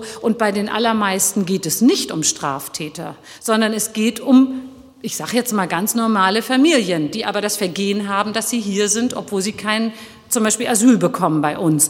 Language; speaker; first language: German; early bilingual, other home language; Turkish